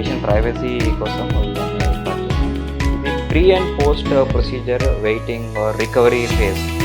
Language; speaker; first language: Telugu; native; Telugu